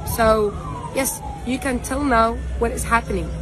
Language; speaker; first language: English; non-native, fluent; Arabic